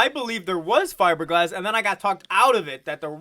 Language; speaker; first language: English; native; English